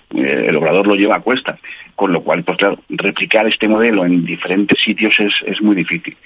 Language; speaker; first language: Spanish; native; Spanish